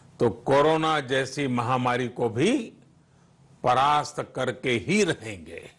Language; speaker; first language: Hindi; non-native, local second language; Gujarati